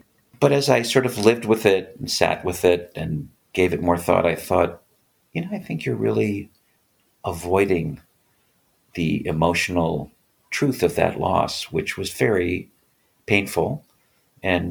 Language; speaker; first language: English; native; English